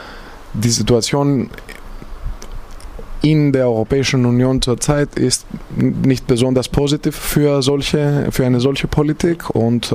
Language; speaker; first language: German; non-native, fluent; Greek